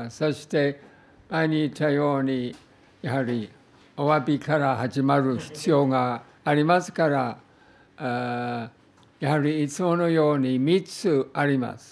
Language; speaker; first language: Japanese; non-native, fluent; English